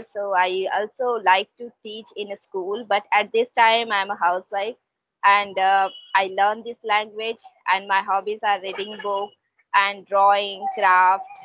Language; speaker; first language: English; non-native, local second language; Hindi